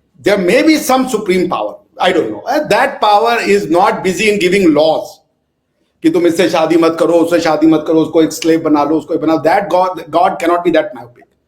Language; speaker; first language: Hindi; native; Hindi